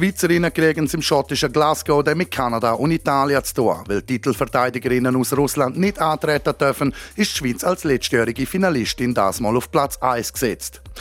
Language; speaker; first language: German; native; German